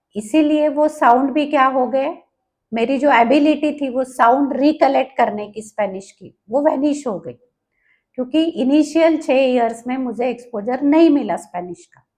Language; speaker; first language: Hindi; non-native, local second language; Marathi